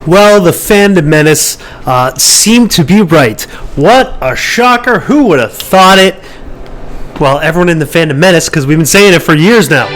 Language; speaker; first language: English; native; English